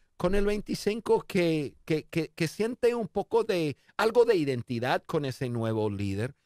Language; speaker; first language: Spanish; non-native, fluent; English